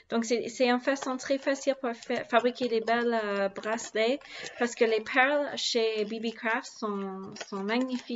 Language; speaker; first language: French; non-native, learner; English